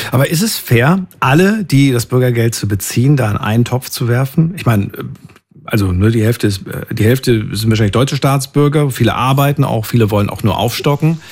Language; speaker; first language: German; native; German